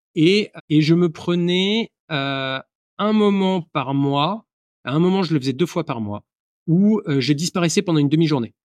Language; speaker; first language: French; native; French